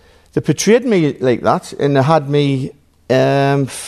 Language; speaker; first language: English; native; English